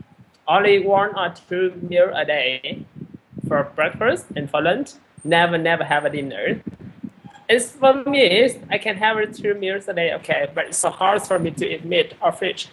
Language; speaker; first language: English; non-native, learner; Vietnamese